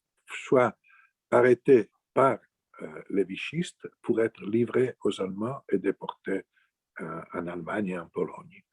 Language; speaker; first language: French; non-native, fluent; Italian